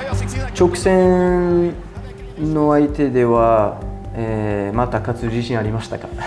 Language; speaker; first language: Japanese; non-native, fluent; French